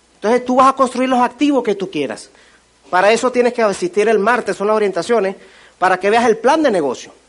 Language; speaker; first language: Spanish; native; Spanish